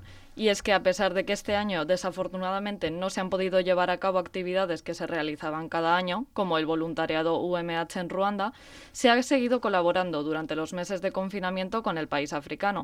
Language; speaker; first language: Spanish; native; Spanish